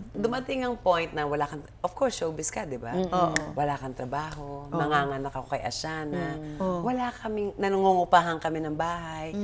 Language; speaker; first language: Filipino; native; Filipino